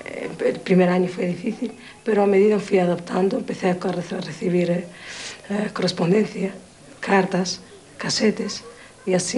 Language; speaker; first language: Spanish; non-native, fluent; Arabic